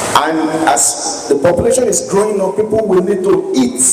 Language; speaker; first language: English; non-native, local second language; Yoruba